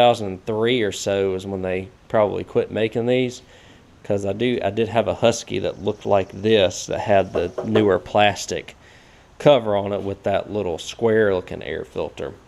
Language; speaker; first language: English; native; English